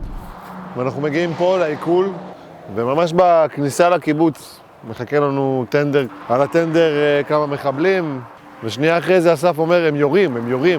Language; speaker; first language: Hebrew; native; Hebrew